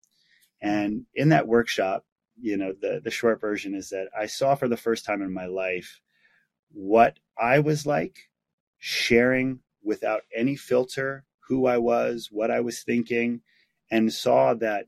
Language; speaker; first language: English; native; English